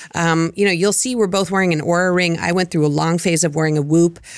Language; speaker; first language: English; native; English